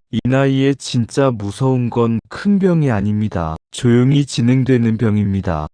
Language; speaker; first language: Korean; native; Korean